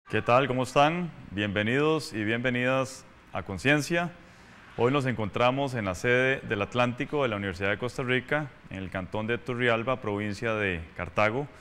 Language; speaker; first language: Spanish; native; Spanish